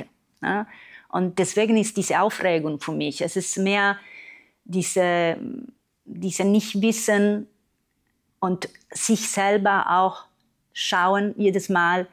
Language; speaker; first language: German; non-native, fluent; Italian